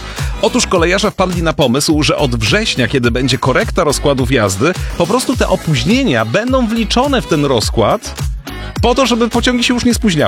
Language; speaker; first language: Polish; native; Polish